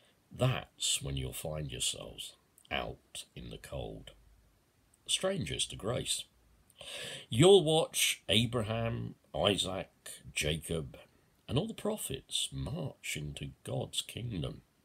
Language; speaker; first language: English; native; English